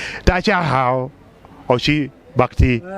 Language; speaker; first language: Chinese; non-native, learner; Kinyarwanda